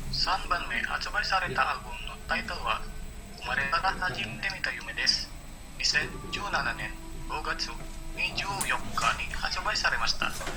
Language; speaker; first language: Japanese; non-native, learner; Indonesian